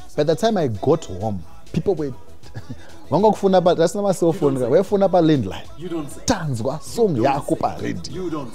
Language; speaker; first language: English; non-native, local second language; Shona